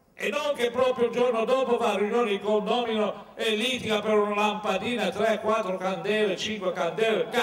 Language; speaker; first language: Italian; native; Italian